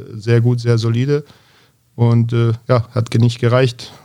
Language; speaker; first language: German; early bilingual, other home language; Bosnian